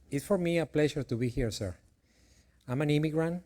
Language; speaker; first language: English; non-native, fluent; Spanish